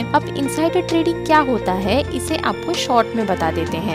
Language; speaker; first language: Hindi; native; Hindi